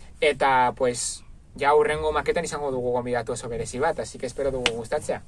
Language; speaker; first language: Basque; non-native, local second language; Spanish